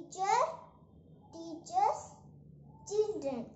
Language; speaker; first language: English; non-native, learner; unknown